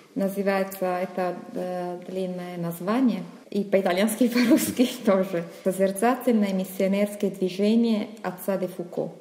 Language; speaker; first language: Russian; non-native, fluent; Italian